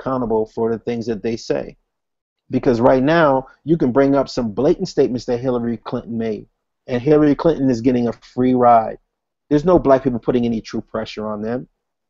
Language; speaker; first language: English; native; English